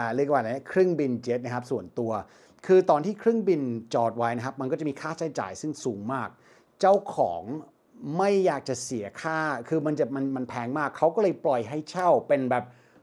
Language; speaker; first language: Thai; non-native, fluent; English